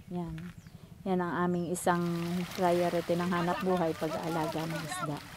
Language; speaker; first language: Filipino; native; Filipino